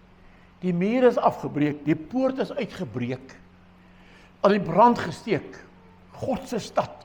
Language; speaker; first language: Afrikaans; native; Afrikaans